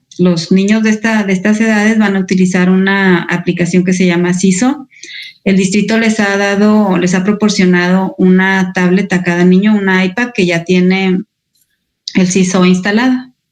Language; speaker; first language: Spanish; native; Spanish